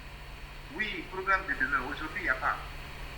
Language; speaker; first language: French; non-native, learner; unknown